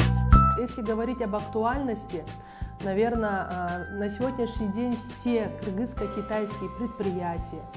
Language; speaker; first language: Russian; non-native, local second language; Kyrgyz